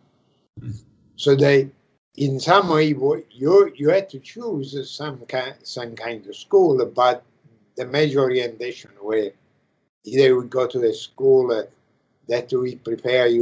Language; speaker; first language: English; non-native, fluent; Italian